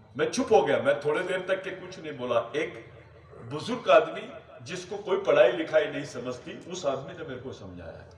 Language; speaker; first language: Hindi; non-native, local second language; Marathi